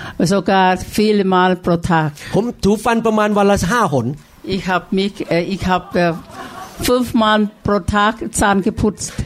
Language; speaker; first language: German; non-native, fluent; Thai